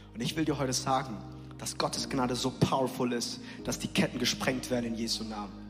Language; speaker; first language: German; native; German